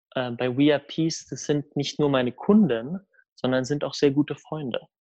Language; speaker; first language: German; early bilingual, other home language; Swedish